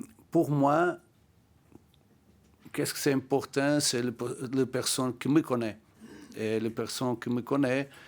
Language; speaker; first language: French; non-native, learner; Portuguese